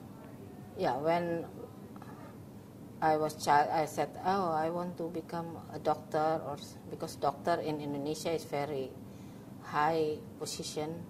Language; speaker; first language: English; non-native, learner; Indonesian